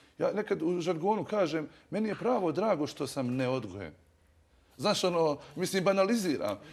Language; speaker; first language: Bosnian; native; Bosnian